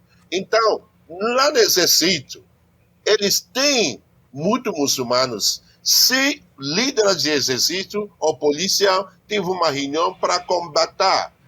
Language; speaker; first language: Portuguese; non-native, learner; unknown